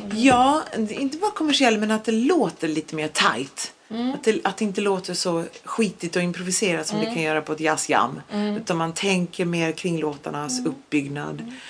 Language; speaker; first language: Swedish; non-native, local second language; Polish